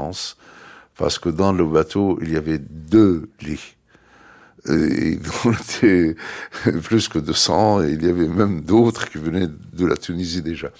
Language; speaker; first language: French; non-native, fluent; Arabic